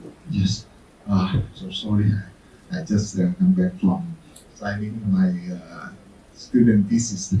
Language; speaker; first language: English; non-native, fluent; Thai